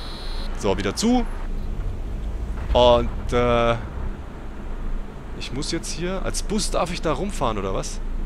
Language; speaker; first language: German; native; German